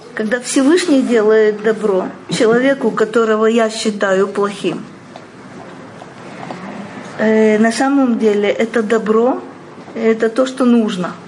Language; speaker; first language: Russian; native; Russian